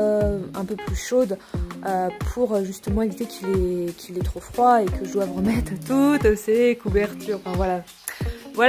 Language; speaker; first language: French; native; French